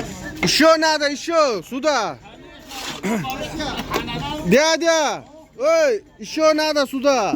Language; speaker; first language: Russian; non-native, learner; Uzbek